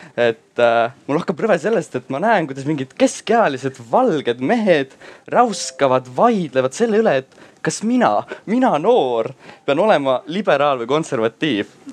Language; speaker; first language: Estonian; non-native, local second language; Russian